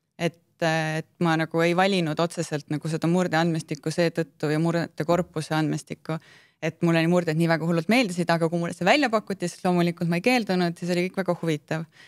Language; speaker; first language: Estonian; native; Estonian